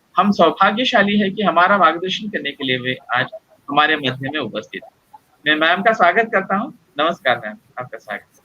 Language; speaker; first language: Hindi; non-native, local second language; Marathi